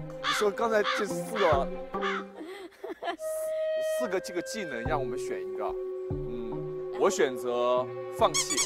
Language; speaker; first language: Chinese; native; Chinese